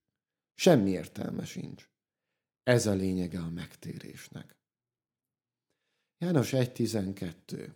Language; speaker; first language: Hungarian; native; Hungarian